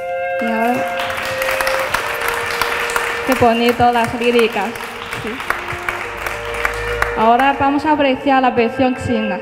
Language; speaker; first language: Spanish; non-native, fluent; Chinese